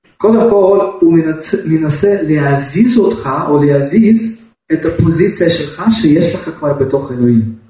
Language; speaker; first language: Hebrew; non-native, fluent; Russian